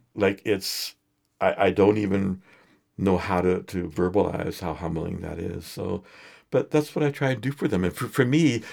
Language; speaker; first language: English; native; English